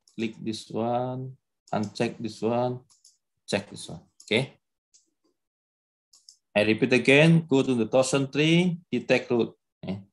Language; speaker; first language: English; non-native, learner; Indonesian